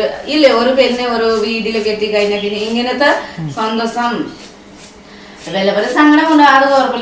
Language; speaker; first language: Malayalam; non-native, learner; Nepali